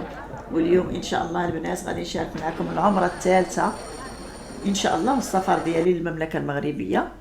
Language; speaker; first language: Arabic; native; Arabic